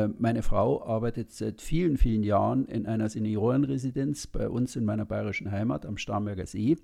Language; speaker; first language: German; native; German